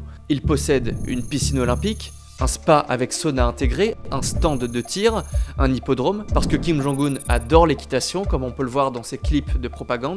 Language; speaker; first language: French; native; French